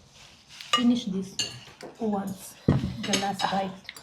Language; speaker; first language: English; non-native, fluent; Filipino